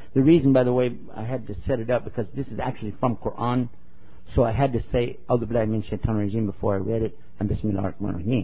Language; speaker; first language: English; native; English